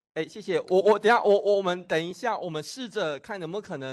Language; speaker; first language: Chinese; native; Chinese